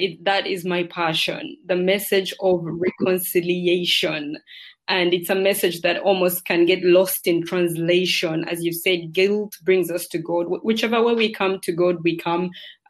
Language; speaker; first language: English; non-native, local second language; Ganda